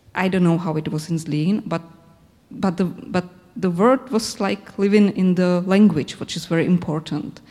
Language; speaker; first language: English; non-native, fluent; Czech